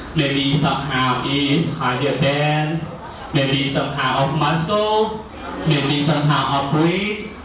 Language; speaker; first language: English; non-native, learner; Thai